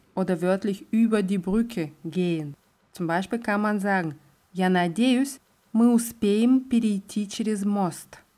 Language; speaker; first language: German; non-native, fluent; Russian